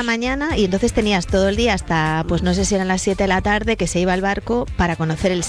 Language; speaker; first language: Spanish; native; Spanish